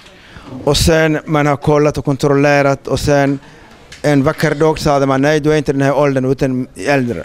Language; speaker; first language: Swedish; non-native, fluent; Somali